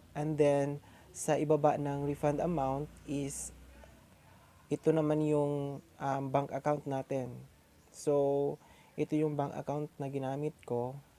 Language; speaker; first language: Filipino; non-native, local second language; Cebuano